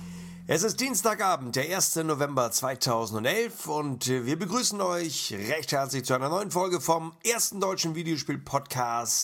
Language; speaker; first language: German; native; German